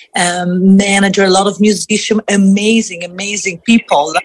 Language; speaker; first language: English; non-native, fluent; Italian